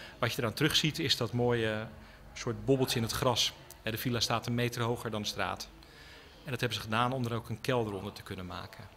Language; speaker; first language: Dutch; native; Dutch